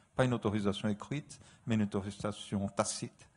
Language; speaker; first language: French; non-native, fluent; Portuguese